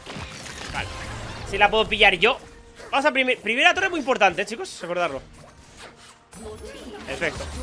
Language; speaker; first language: Spanish; native; Spanish